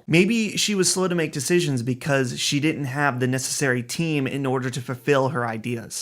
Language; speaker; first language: English; native; English